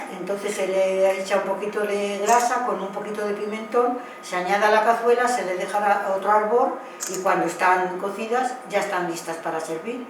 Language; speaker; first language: Spanish; native; Spanish